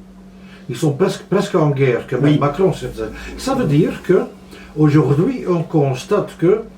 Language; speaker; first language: French; non-native, local second language; Dutch